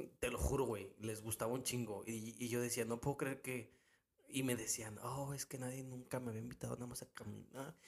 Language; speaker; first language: Spanish; early bilingual, heritage; Spanish